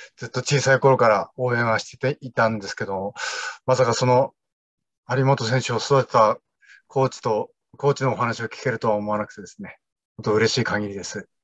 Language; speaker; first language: Japanese; native; Japanese